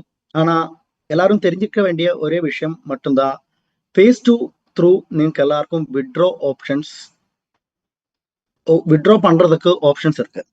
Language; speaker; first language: Tamil; non-native, learner; Malayalam